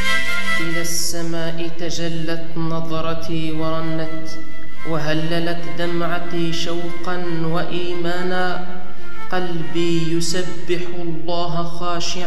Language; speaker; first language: Arabic; non-native, local second language; Tachelhit